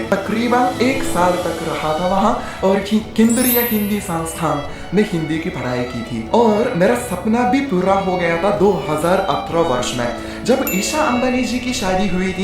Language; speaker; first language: Hindi; non-native, fluent; Japanese